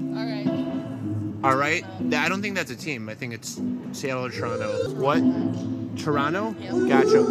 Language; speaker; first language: English; native; English